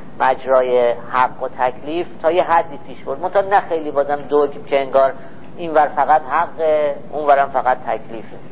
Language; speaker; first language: Persian; native; Persian